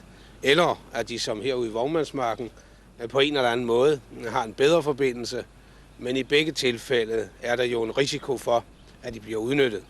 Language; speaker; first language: Danish; native; Danish